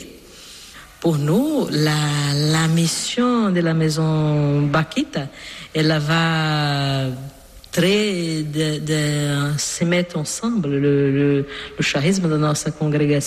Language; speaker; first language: French; non-native, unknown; Portuguese